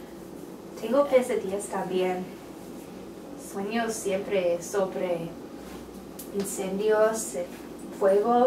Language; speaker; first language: Spanish; non-native, learner; English